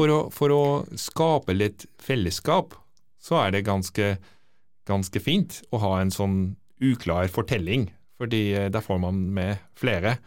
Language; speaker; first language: Norwegian; non-native, fluent; Dutch